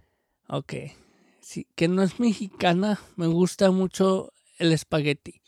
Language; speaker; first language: Spanish; early bilingual, heritage; Spanish